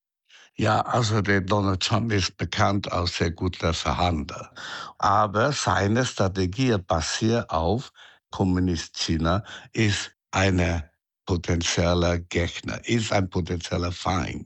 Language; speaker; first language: German; non-native, fluent; Chinese